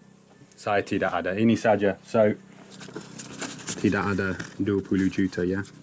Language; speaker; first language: Indonesian; non-native, learner; English